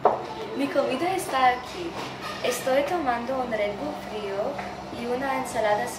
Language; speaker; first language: Spanish; non-native, learner; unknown